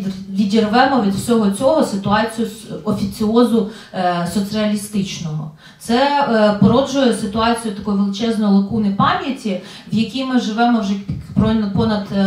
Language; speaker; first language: Ukrainian; native; Ukrainian